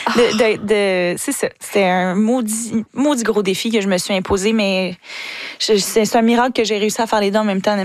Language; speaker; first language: French; native; French